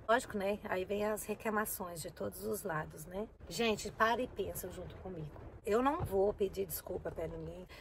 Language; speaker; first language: Portuguese; native; Portuguese